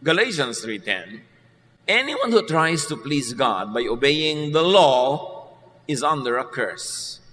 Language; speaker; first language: English; non-native, local second language; Filipino